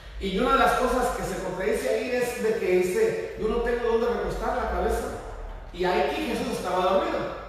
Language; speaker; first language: Spanish; native; Spanish